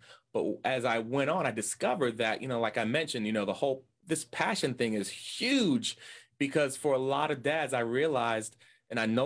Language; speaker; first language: English; native; English